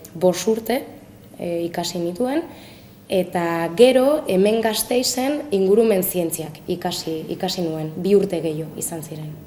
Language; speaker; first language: Basque; non-native, local second language; Spanish